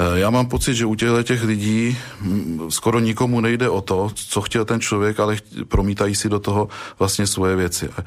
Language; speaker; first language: Czech; native; Czech